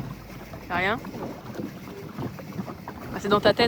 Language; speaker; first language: French; native; French